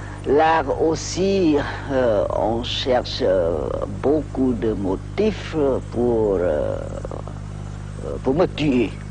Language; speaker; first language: French; non-native, local second language; Khmer